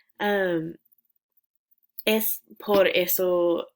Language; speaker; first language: Spanish; non-native, learner; English